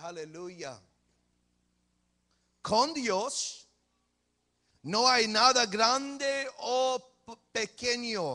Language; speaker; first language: Spanish; early bilingual, heritage; English